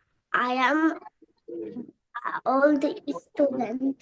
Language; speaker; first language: English; non-native, learner; Bangla